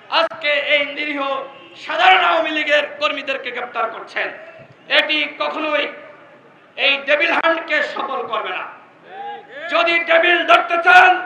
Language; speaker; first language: Bangla; native; Bangla